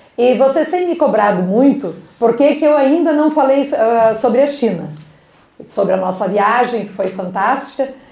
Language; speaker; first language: Portuguese; native; Portuguese